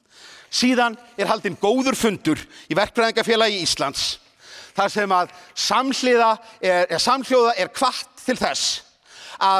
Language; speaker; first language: Icelandic; native; Icelandic